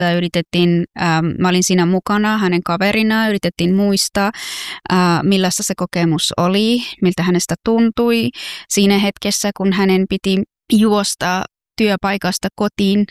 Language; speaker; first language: Finnish; early bilingual, other home language; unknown